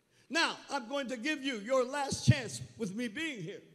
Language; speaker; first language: English; native; English